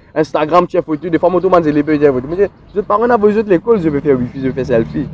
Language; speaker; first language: French; non-native, local second language; Morisyen